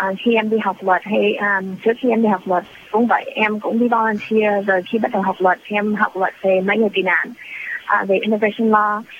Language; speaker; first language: Vietnamese; early bilingual, heritage; Vietnamese